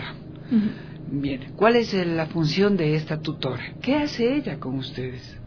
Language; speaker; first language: Spanish; native; Spanish